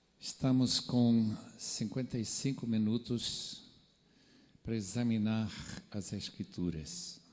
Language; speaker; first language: Portuguese; non-native, fluent; English